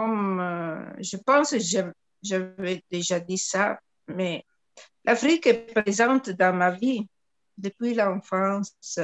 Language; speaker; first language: French; non-native, fluent; Italian